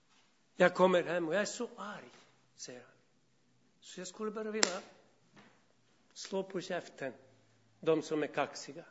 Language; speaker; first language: Swedish; non-native, fluent; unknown